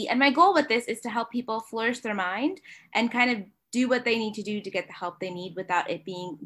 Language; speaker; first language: English; native; English